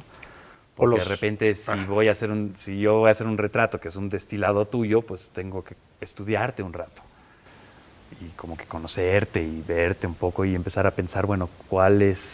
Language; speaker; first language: Spanish; native; Spanish